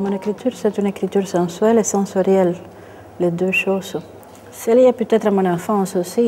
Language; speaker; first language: French; non-native, fluent; Spanish